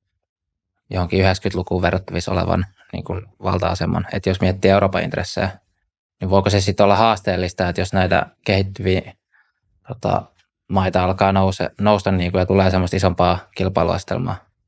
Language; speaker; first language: Finnish; native; Finnish